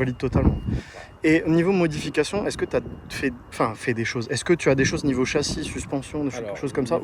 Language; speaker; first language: French; native; French